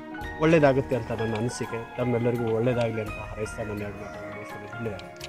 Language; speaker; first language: Kannada; native; Kannada